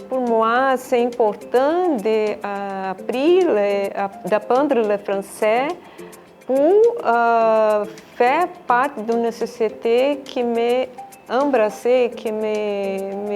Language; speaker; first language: French; non-native, learner; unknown